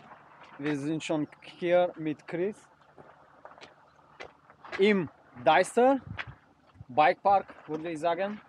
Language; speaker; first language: German; non-native, learner; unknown